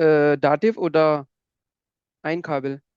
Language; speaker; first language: German; non-native, learner; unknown